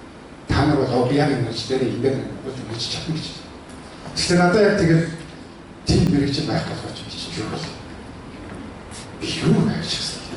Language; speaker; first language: Mongolian; early bilingual, heritage; Mongolian